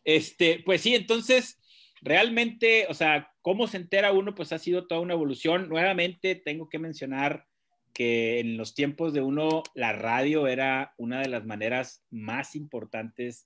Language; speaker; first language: Spanish; native; Spanish